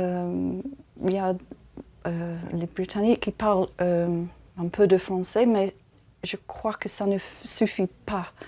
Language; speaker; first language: French; non-native, fluent; English